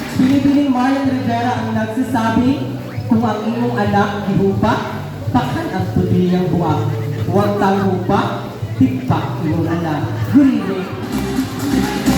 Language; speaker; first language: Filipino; non-native, local second language; Cebuano